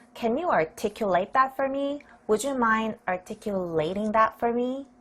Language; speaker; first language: English; non-native, fluent; Korean